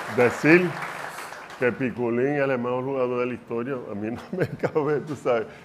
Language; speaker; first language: Spanish; early bilingual, heritage; Spanish